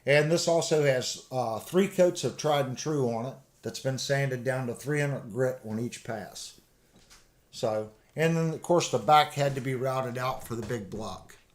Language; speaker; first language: English; native; English